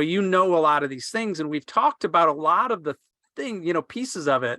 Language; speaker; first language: English; native; English